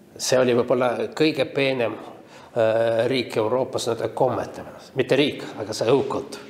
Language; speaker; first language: Estonian; non-native, local second language; Russian